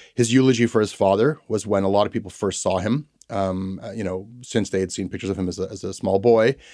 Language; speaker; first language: English; native; English